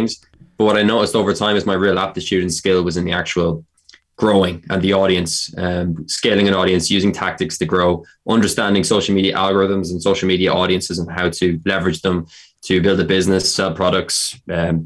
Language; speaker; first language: English; native; English